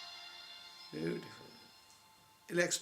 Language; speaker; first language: French; non-native, fluent; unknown